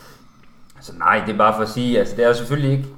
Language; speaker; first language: Danish; native; Danish